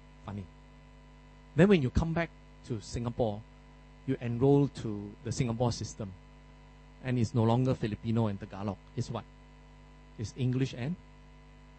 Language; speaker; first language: English; non-native, local second language; Min Nan Chinese